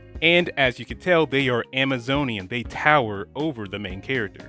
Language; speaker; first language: English; native; English